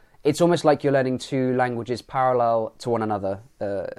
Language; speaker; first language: English; native; English